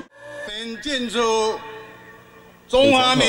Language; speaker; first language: Chinese; non-native, local second language; Min Nan Chinese